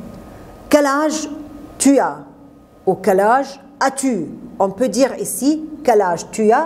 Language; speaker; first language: French; non-native, fluent; Arabic